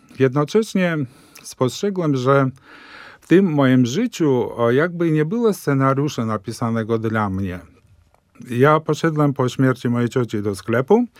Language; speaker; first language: Polish; early bilingual, heritage; Polish